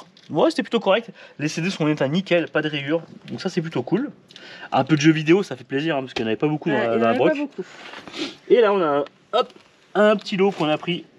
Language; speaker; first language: French; native; French